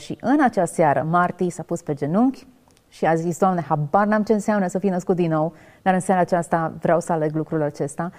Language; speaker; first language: Romanian; native; Romanian